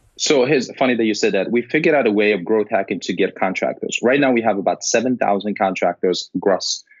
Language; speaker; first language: English; non-native, fluent; Arabic